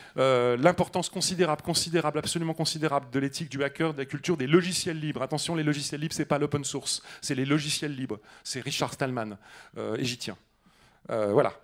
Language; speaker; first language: French; native; French